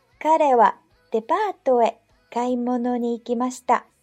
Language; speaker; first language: Japanese; non-native, fluent; Chinese